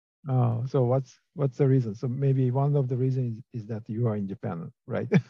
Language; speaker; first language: English; non-native, fluent; Japanese